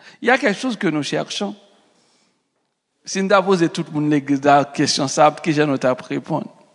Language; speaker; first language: French; native; French